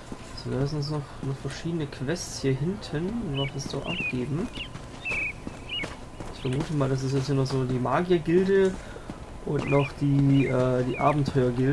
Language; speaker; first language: German; native; German